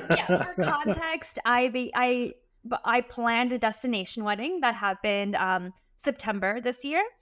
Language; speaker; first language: English; early bilingual, other home language; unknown